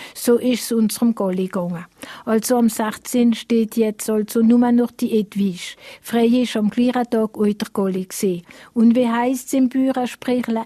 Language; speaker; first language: German; non-native, local second language; Swiss German